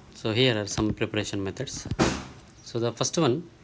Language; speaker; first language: English; non-native, local second language; Telugu